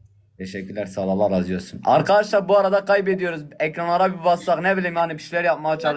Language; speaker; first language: Turkish; native; Turkish